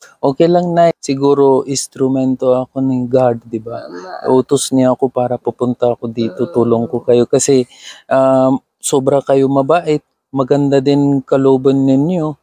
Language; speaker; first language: Filipino; non-native, learner; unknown